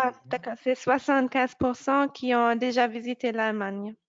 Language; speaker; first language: French; non-native, fluent; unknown